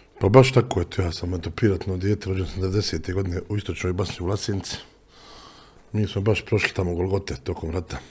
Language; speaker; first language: Bosnian; native; Bosnian